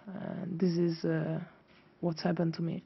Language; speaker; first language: English; non-native, fluent; Italian